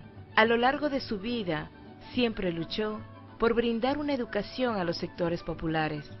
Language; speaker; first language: Spanish; native; Spanish